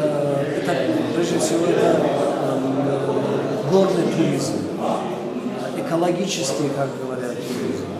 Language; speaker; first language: Russian; non-native, local second language; Tajik